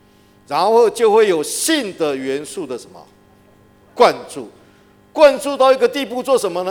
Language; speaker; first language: Chinese; native; Chinese